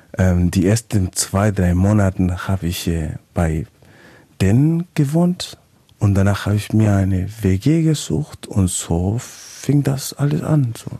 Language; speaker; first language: German; non-native, fluent; Spanish